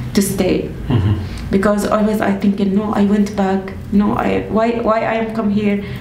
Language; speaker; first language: English; non-native, learner; Arabic